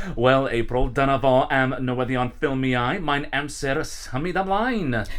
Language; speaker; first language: Welsh; non-native, learner; English